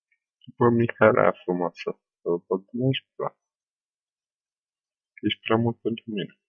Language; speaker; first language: Romanian; native; Romanian